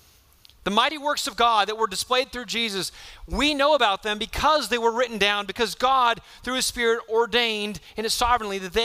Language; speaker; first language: English; native; English